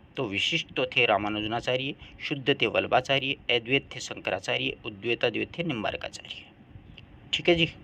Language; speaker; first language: Hindi; native; Hindi